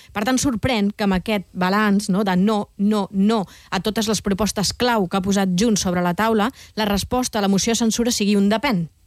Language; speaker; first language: Catalan; native; Catalan